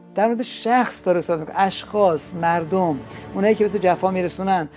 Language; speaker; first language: Persian; non-native, local second language; Armenian